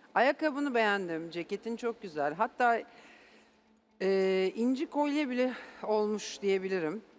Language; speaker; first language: Turkish; native; Turkish